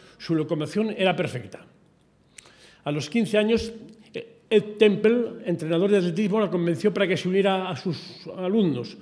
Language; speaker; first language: Spanish; native; Spanish